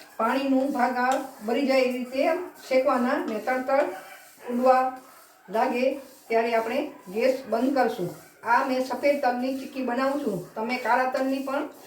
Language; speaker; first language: Gujarati; non-native, local second language; Kachhi